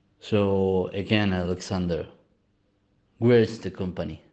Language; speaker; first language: English; non-native, learner; Spanish